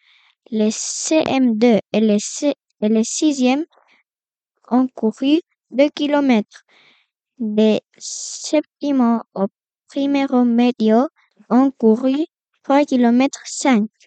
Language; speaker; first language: French; non-native, fluent; Spanish